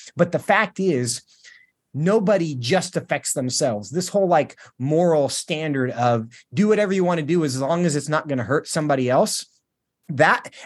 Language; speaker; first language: English; native; English